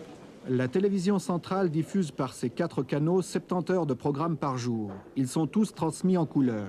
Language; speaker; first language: French; native; French